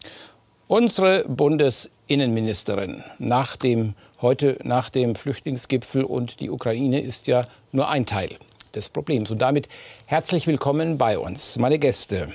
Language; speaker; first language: German; native; German